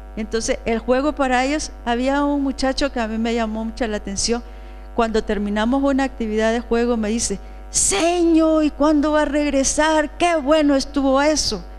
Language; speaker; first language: Spanish; native; Spanish